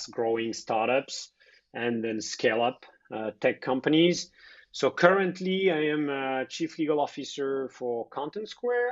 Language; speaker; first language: English; non-native, fluent; French